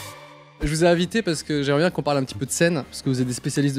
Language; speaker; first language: French; native; French